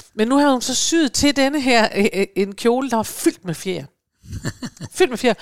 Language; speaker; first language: Danish; native; Danish